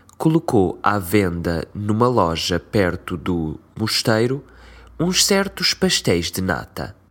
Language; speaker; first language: Portuguese; native; Portuguese